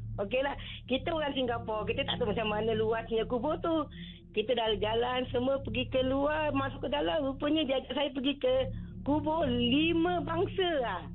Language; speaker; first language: Malay; native; Malay